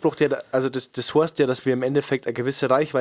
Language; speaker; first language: German; native; German